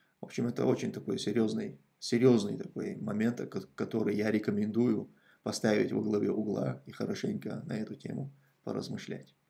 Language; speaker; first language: Russian; non-native, local second language; Chechen